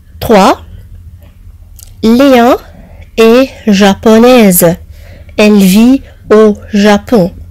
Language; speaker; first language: French; non-native, fluent; Arabic